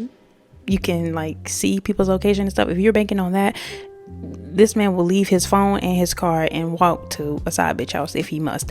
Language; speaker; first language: English; native; English